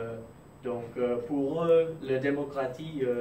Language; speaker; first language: French; non-native, fluent; English